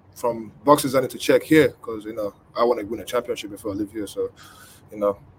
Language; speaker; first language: English; non-native, local second language; Igbo